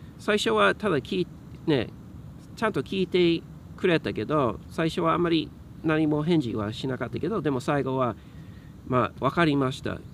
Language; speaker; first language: Japanese; native; Japanese